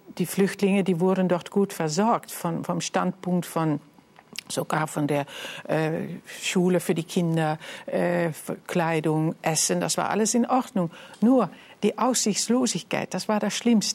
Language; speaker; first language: German; non-native, fluent; Dutch